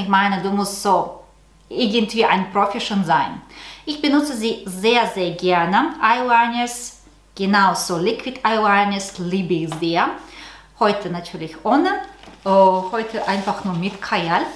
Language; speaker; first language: German; non-native, learner; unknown